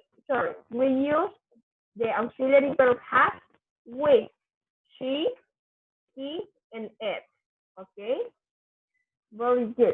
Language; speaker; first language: English; non-native, fluent; Spanish